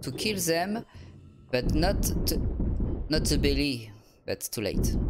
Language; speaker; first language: English; non-native, learner; French